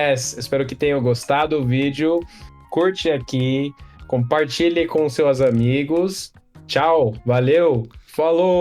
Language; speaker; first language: Portuguese; non-native, fluent; English